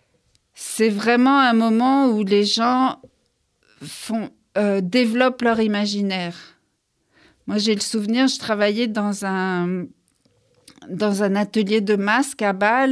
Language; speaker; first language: French; native; French